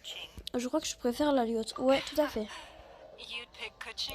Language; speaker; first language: French; native; French